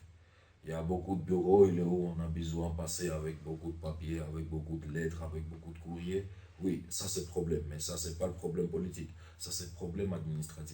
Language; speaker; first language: French; non-native, learner; Armenian